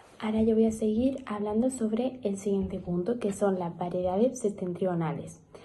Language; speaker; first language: Spanish; native; Spanish